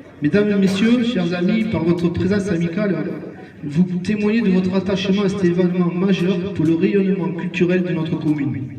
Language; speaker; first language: French; native; French